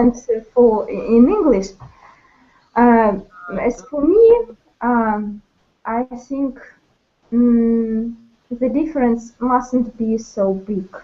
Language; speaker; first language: English; non-native, learner; Russian